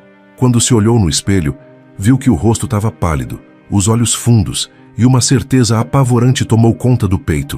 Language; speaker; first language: Portuguese; native; Portuguese